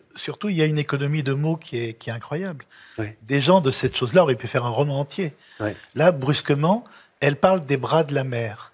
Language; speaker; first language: French; native; French